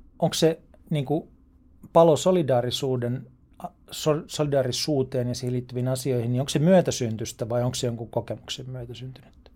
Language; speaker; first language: Finnish; native; Finnish